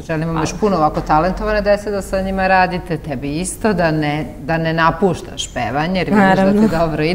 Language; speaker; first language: Serbian; native; Serbian